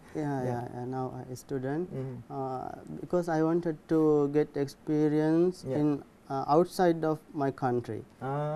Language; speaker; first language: English; non-native, learner; Sinhala